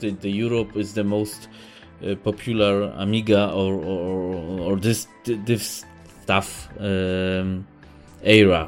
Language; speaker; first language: English; non-native, fluent; Polish